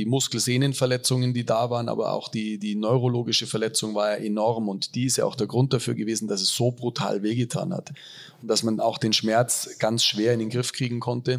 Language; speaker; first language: German; native; German